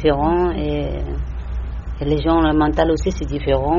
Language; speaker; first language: French; non-native, learner; Tibetan